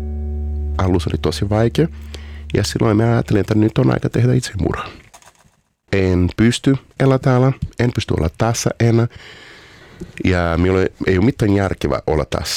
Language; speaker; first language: Finnish; non-native, fluent; Portuguese